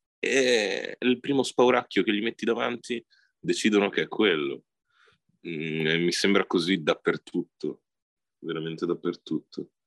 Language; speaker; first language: Italian; early bilingual, other home language; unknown